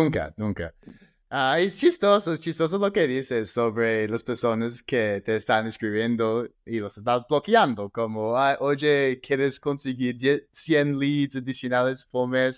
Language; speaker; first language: Spanish; non-native, fluent; English